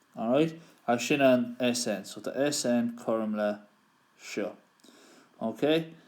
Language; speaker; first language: Irish; native; Irish